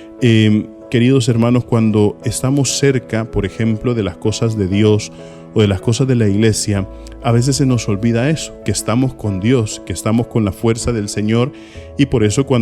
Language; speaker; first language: Spanish; native; Spanish